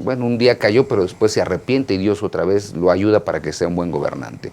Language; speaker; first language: Spanish; native; Spanish